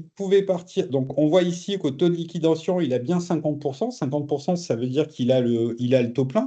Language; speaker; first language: French; native; French